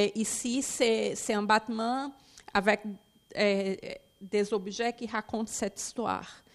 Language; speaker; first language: French; non-native, fluent; Portuguese